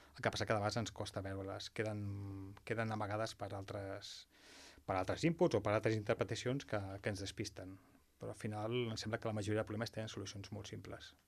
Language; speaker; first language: Catalan; non-native, local second language; Spanish